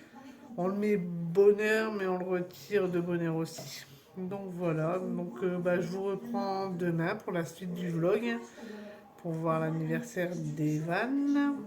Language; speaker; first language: French; native; French